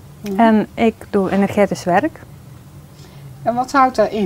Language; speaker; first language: Dutch; non-native, fluent; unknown